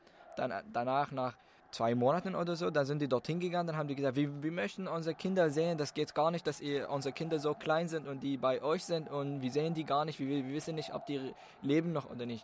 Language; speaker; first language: German; non-native, fluent; Kurdish